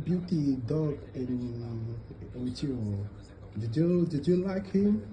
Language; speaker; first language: English; non-native, learner; Portuguese